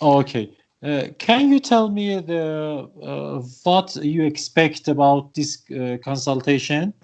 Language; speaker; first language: English; non-native, learner; Persian